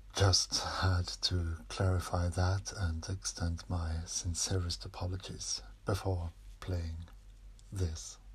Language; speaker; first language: English; non-native, fluent; Norwegian